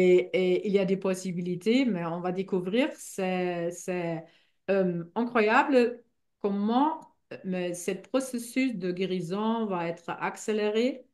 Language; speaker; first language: French; non-native, fluent; German